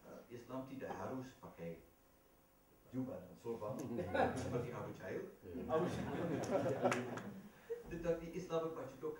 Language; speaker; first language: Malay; non-native, fluent; Dutch